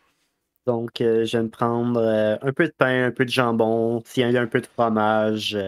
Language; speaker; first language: French; native; French